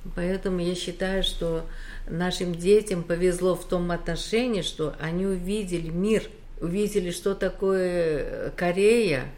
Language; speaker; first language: Russian; native; Russian